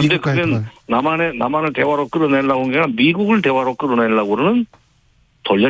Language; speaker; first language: Korean; native; Korean